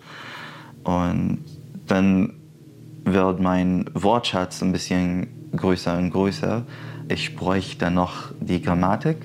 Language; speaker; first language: German; non-native, fluent; Arabic